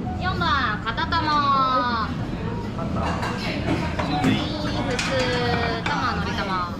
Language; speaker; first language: Japanese; native; Japanese